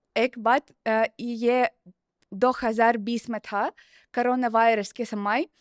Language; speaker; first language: Hindi; non-native, fluent; Russian